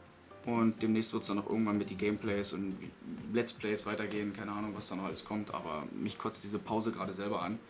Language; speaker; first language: German; native; German